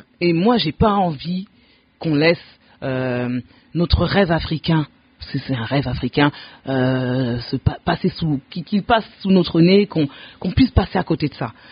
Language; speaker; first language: French; early bilingual, other home language; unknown